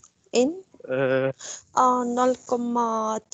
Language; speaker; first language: Swedish; non-native, learner; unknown